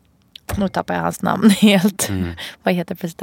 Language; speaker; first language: Swedish; native; Swedish